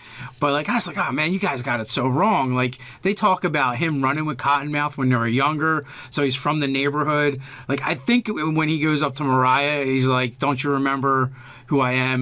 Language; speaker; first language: English; native; English